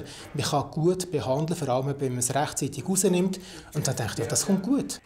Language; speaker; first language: German; native; German